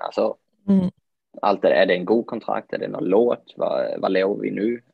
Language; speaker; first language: Swedish; native; Swedish